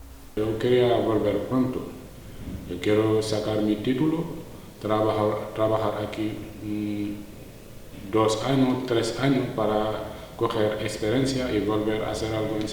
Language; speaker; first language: Spanish; non-native, learner; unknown